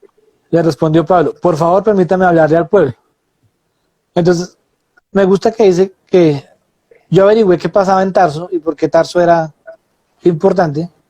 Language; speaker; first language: Spanish; native; Spanish